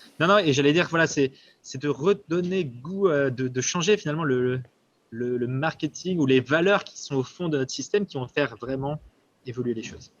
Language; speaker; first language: French; native; French